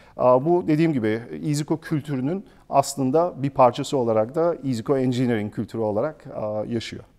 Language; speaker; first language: Turkish; early bilingual, heritage; Turkish